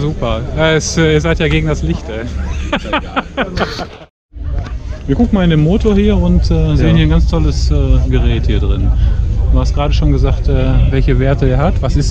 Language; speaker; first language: German; native; German